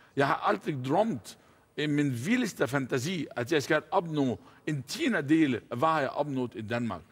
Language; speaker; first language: Danish; non-native, fluent; Arabic